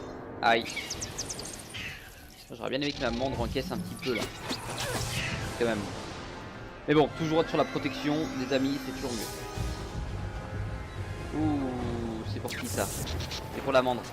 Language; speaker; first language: French; native; French